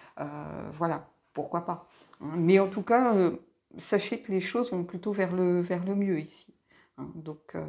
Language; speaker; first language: French; native; French